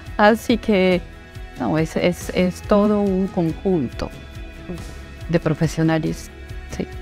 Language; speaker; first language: Spanish; non-native, fluent; Italian